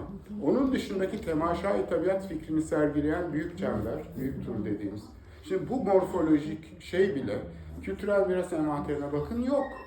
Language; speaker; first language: Turkish; native; Turkish